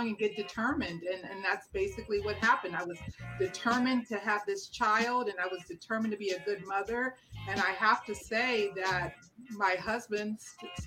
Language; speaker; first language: English; native; English